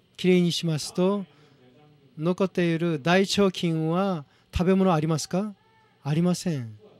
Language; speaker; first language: Japanese; non-native, fluent; Korean